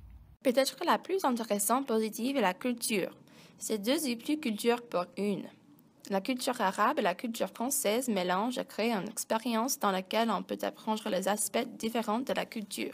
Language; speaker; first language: French; non-native, learner; English